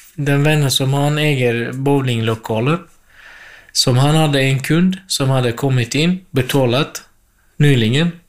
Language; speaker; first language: Swedish; non-native, fluent; Central Kurdish